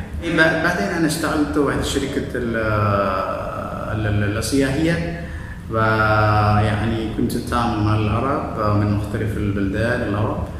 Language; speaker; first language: Arabic; non-native, fluent; Malayalam